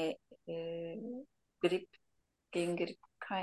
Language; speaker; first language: German; non-native, learner; Turkish